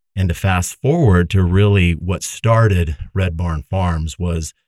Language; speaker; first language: English; native; English